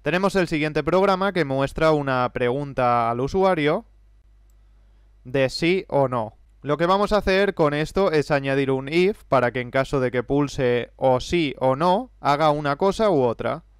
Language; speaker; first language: Spanish; native; Spanish